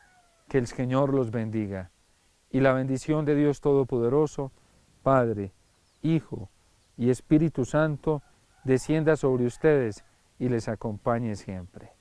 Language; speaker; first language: Spanish; native; Spanish